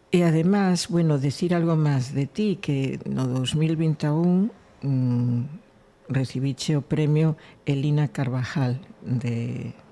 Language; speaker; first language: Spanish; non-native, local second language; Galician